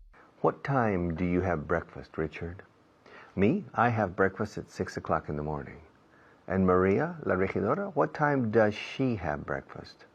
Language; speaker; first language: English; non-native, fluent; Spanish